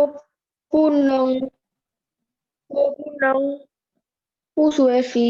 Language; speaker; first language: Chinese; non-native, learner; Indonesian